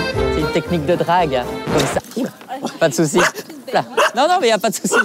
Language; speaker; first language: French; native; French